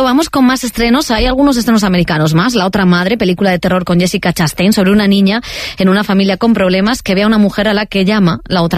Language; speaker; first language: Spanish; native; Spanish